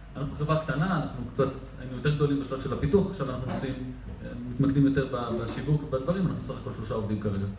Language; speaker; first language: Hebrew; native; Hebrew